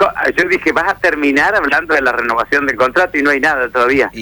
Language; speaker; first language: Spanish; native; Spanish